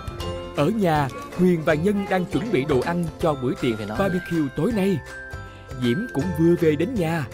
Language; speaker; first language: Vietnamese; native; Vietnamese